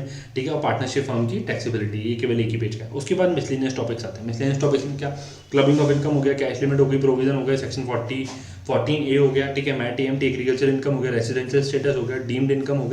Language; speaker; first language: Hindi; native; Hindi